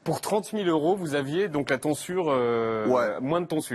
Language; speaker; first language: French; native; French